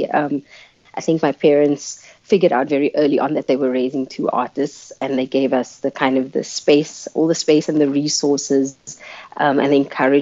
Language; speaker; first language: English; non-native, local second language; Afrikaans